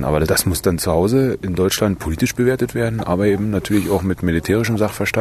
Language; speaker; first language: German; native; German